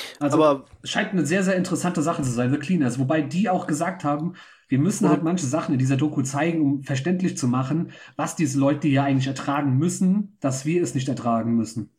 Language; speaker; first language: German; native; German